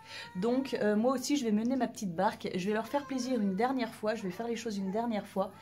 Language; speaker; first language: French; native; French